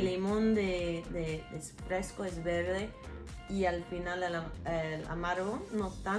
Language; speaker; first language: Spanish; non-native, fluent; English